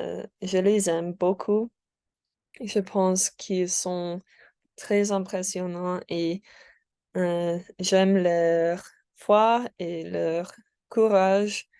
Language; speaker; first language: French; non-native, learner; English